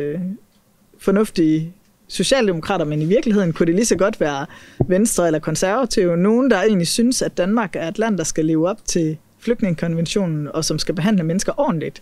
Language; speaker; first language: Danish; native; Danish